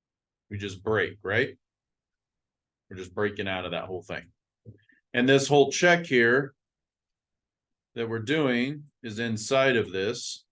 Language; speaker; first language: English; native; English